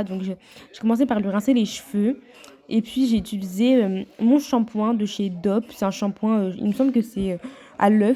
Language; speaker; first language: French; native; French